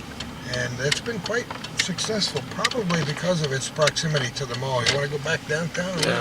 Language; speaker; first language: English; native; English